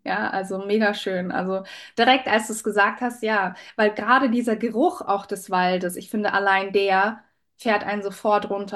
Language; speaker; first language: German; native; German